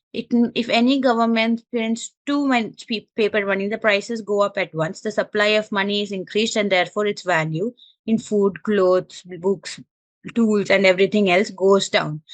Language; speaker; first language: English; non-native, local second language; Malayalam